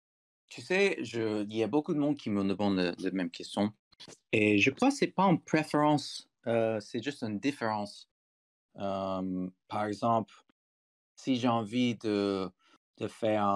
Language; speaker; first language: French; non-native, fluent; English